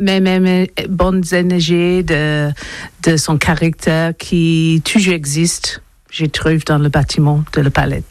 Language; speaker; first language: French; non-native, learner; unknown